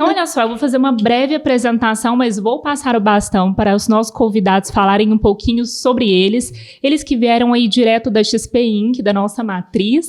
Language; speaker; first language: Portuguese; native; Portuguese